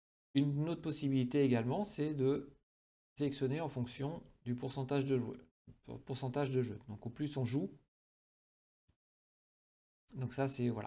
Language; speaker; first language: French; native; French